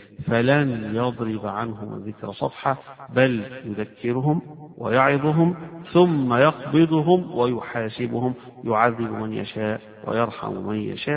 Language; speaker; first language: Arabic; native; Arabic